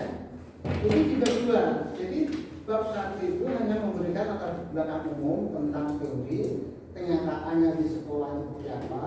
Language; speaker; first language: Indonesian; native; Indonesian